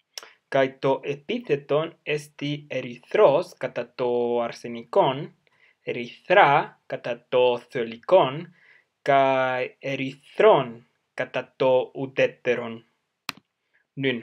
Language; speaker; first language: Greek; non-native, fluent; Spanish